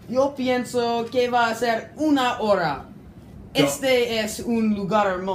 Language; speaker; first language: Spanish; non-native, learner; English